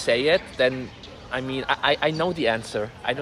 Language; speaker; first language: English; non-native, fluent; German